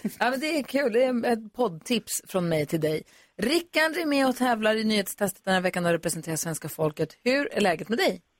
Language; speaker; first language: Swedish; native; Swedish